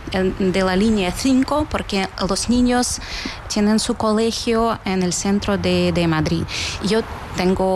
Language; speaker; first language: Spanish; non-native, fluent; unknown